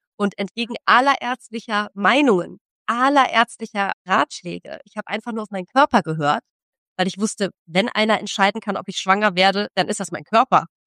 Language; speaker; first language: German; early bilingual, other home language; Polish